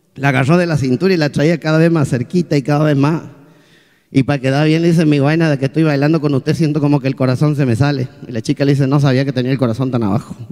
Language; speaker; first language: Spanish; native; Spanish